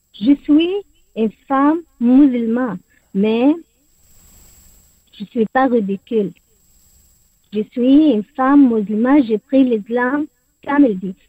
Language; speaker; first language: French; non-native, learner; Arabic